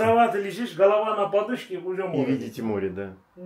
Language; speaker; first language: Russian; non-native, learner; Turkish